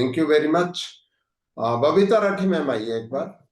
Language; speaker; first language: Hindi; native; Hindi